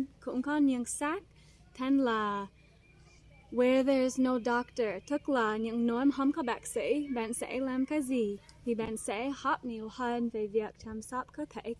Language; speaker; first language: Vietnamese; non-native, fluent; English